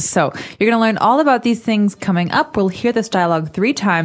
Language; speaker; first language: English; native; English